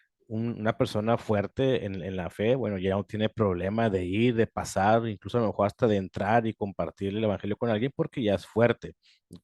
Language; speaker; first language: Spanish; native; Spanish